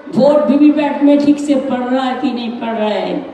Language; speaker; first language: Hindi; non-native, local second language; Bangla